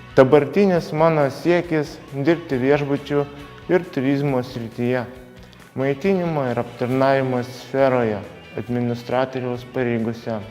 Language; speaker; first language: Lithuanian; native; Lithuanian